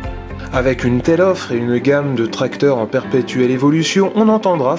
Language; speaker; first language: French; native; French